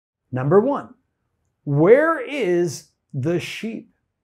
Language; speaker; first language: English; native; English